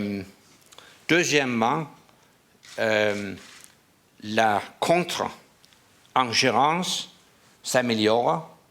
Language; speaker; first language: French; non-native, learner; Danish